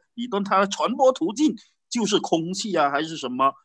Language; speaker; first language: Chinese; native; Chinese